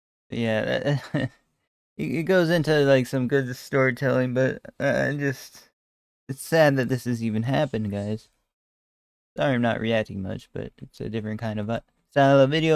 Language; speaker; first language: English; native; English